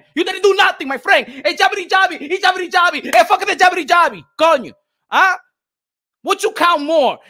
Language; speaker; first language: English; native; English